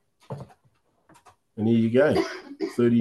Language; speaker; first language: English; native; English